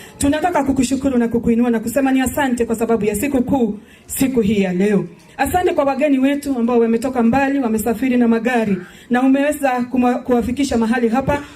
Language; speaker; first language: Swahili; non-native, local second language; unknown